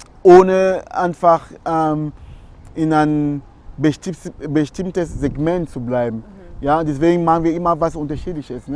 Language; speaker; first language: German; non-native, fluent; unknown